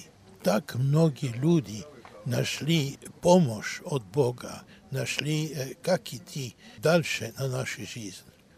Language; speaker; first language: Russian; non-native, learner; Greek